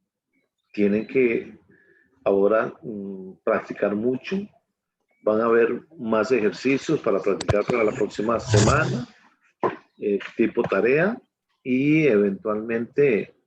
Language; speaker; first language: Spanish; native; Spanish